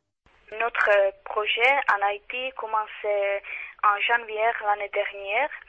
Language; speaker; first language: French; non-native, learner; Czech